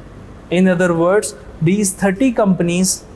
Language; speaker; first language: English; non-native, local second language; Hindi